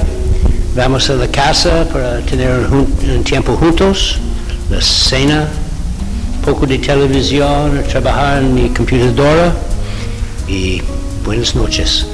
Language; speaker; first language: Spanish; non-native, learner; English